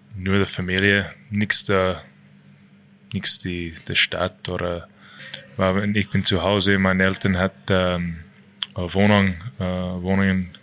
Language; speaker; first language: German; non-native, learner; English